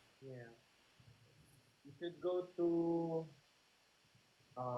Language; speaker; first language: English; non-native, local second language; Filipino